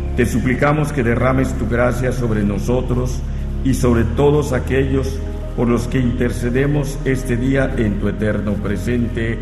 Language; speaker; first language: Spanish; native; Spanish